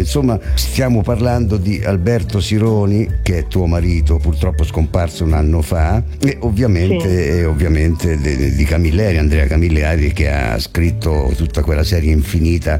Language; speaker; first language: Italian; native; Italian